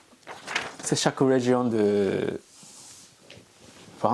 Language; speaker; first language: French; non-native, learner; Japanese